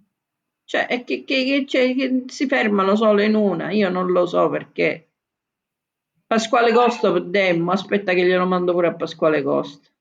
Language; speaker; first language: Italian; native; Italian